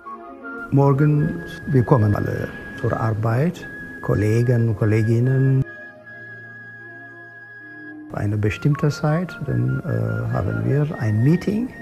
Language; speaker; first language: German; non-native, fluent; Amharic